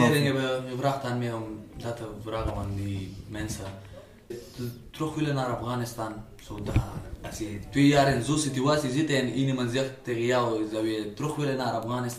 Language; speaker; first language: Dutch; non-native, learner; Pashto